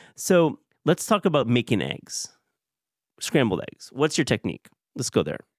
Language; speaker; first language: English; native; English